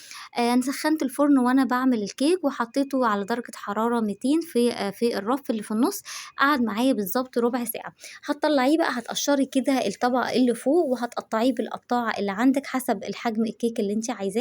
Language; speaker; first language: Arabic; native; Arabic